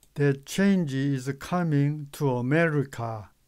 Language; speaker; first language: English; non-native, fluent; Korean